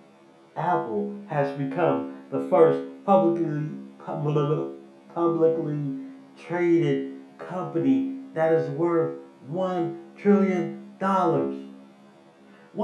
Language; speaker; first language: English; native; English